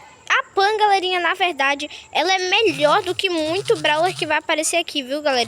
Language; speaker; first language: Portuguese; native; Portuguese